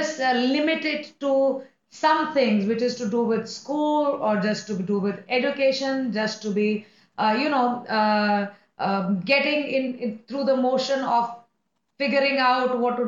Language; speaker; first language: English; non-native, local second language; Hindi